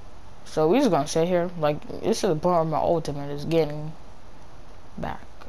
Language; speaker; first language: English; native; English